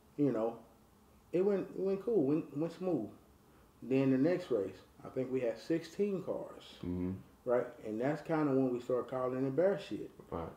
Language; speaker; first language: English; native; English